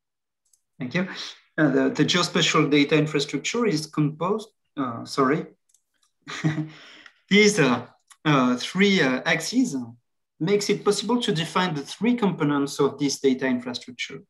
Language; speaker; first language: English; non-native, fluent; French